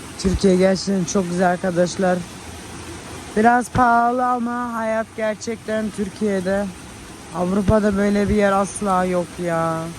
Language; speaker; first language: Turkish; early bilingual, heritage; Turkish